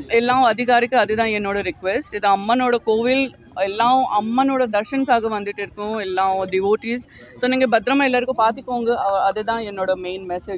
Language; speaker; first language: Tamil; non-native, learner; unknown